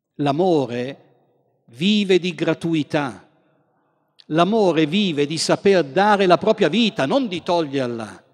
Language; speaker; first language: Italian; native; Italian